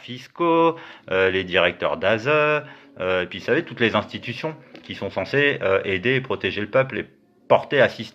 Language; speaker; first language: French; native; French